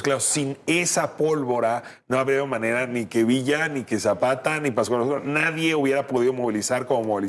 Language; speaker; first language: Spanish; native; Spanish